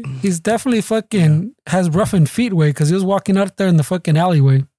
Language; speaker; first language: English; early bilingual, other home language; Spanish